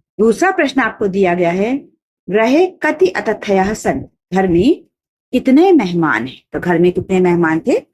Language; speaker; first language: Hindi; native; Hindi